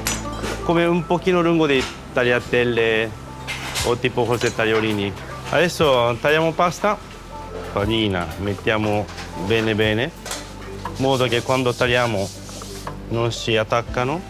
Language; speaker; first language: Italian; non-native, learner; Japanese